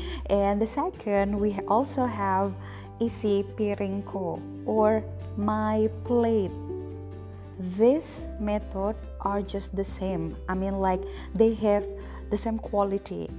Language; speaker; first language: English; non-native, fluent; Indonesian